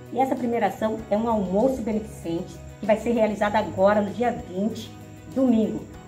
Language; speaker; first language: Portuguese; native; Portuguese